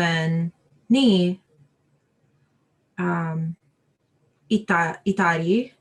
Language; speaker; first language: Japanese; non-native, learner; English